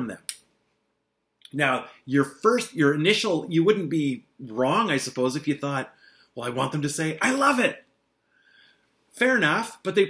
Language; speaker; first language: English; native; English